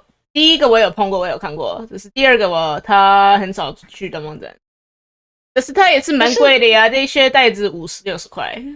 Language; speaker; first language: Chinese; early bilingual, heritage; Chinese